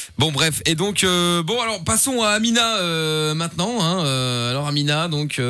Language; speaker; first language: French; native; French